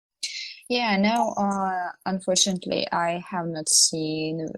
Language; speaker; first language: English; non-native, learner; Russian